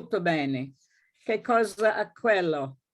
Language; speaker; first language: Italian; non-native, learner; English